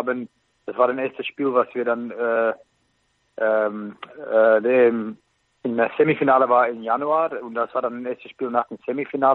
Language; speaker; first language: German; non-native, fluent; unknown